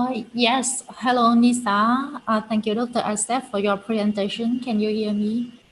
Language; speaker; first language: English; non-native, fluent; Vietnamese